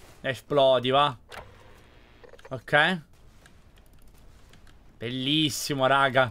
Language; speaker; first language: Italian; native; Italian